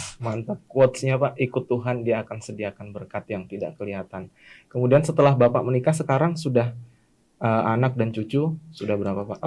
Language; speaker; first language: Indonesian; native; Indonesian